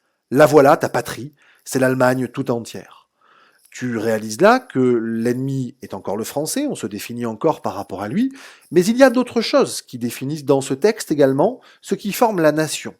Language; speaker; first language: French; native; French